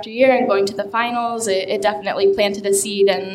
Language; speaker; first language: English; native; English